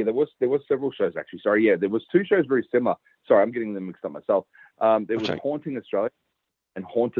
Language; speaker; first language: English; native; English